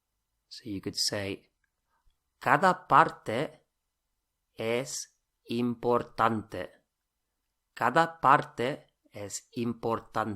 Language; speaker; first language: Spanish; non-native, fluent; English